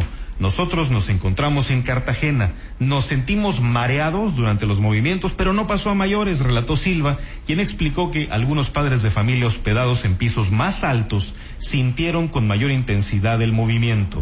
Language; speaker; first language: Spanish; native; Spanish